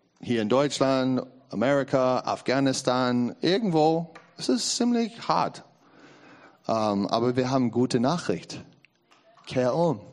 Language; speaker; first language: German; non-native, learner; English